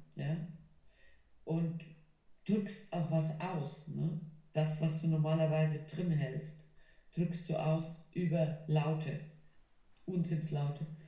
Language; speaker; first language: German; non-native, fluent; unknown